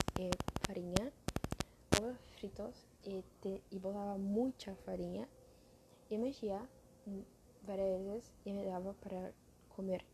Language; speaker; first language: Spanish; non-native, learner; Portuguese